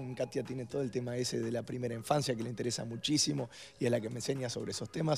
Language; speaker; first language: Spanish; native; Spanish